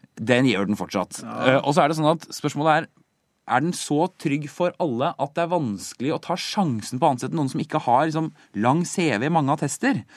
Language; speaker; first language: Norwegian; native; Norwegian